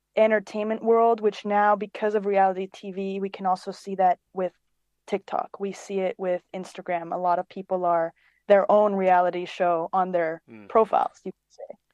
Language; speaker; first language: English; early bilingual, other home language; Greek